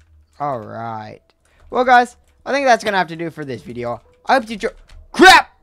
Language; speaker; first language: English; native; English